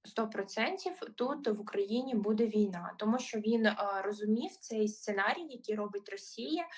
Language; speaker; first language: Ukrainian; early bilingual, other home language; Russian